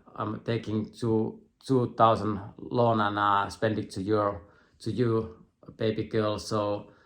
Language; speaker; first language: English; non-native, fluent; Finnish